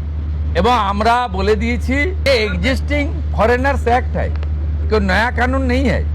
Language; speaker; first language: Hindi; non-native, local second language; Bangla